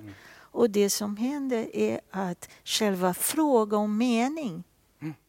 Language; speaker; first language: Swedish; non-native, fluent; Portuguese